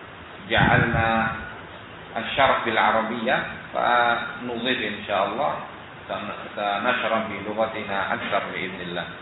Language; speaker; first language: Arabic; non-native, fluent; Indonesian